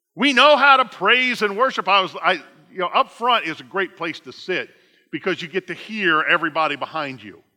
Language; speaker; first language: English; native; English